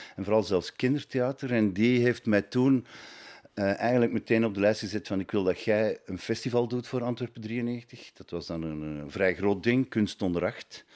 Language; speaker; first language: Dutch; native; Dutch